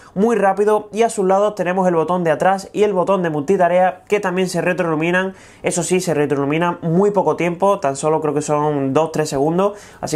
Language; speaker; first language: Spanish; native; Spanish